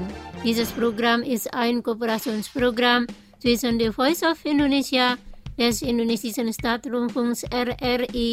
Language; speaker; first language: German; non-native, fluent; Indonesian